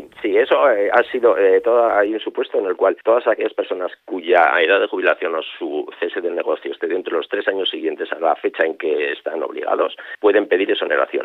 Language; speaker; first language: Spanish; native; Spanish